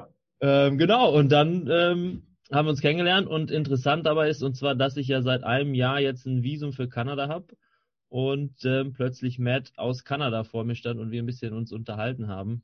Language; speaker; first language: German; native; German